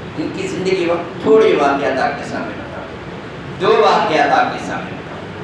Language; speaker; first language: Urdu; native; Urdu